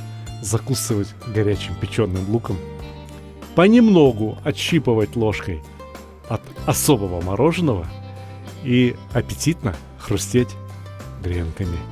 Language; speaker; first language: Russian; native; Russian